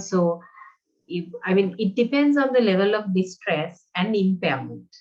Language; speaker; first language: English; non-native, local second language; Sinhala